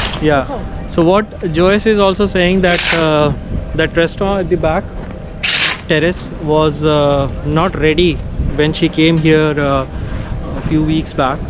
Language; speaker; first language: English; non-native, local second language; Hindi